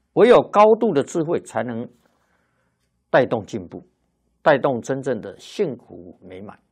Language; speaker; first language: Chinese; native; Chinese